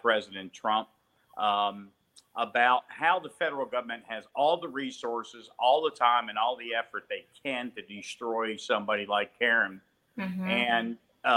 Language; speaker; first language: English; native; English